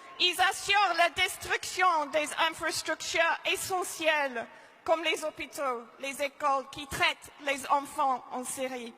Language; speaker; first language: French; non-native, fluent; English